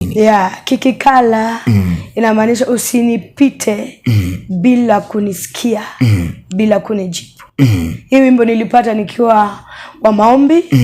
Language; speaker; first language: Swahili; non-native, local second language; Luo (Kenya and Tanzania)